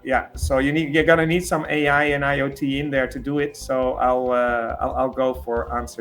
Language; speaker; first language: English; non-native, fluent; Dutch